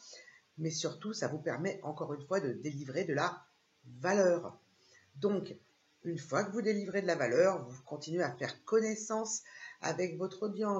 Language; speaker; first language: French; native; French